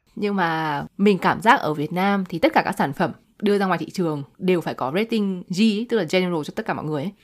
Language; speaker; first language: Vietnamese; native; Vietnamese